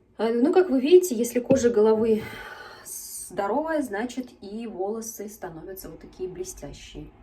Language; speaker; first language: Russian; native; Russian